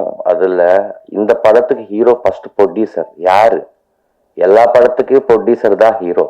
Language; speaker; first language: Tamil; non-native, learner; Telugu